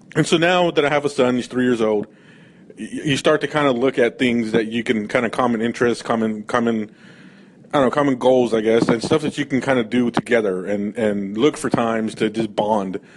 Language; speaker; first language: English; native; English